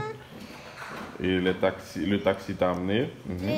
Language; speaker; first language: French; native; French